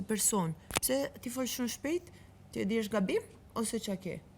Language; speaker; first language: Albanian; non-native, learner; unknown